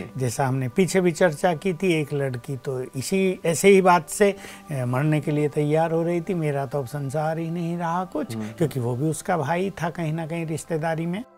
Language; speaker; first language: Hindi; native; Hindi